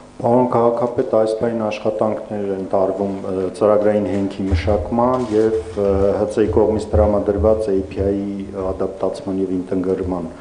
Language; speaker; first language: Armenian; native; Armenian